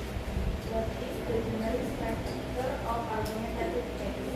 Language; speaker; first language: English; non-native, learner; Indonesian